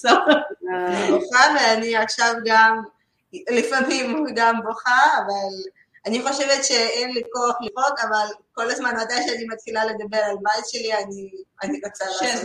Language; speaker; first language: Hebrew; non-native, learner; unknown